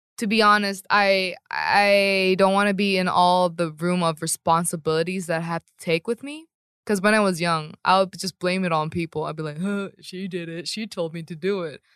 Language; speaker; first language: English; non-native, fluent; Korean